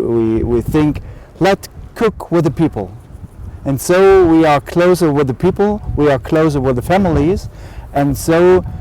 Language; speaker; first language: English; non-native, learner; German